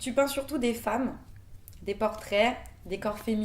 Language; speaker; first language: French; native; French